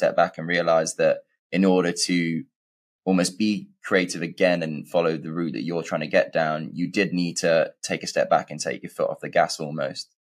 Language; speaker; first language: English; native; English